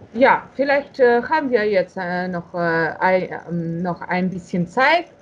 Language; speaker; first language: German; non-native, fluent; Russian